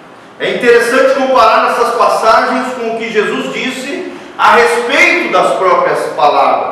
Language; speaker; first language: Portuguese; native; Portuguese